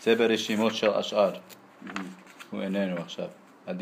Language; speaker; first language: Hebrew; non-native, learner; English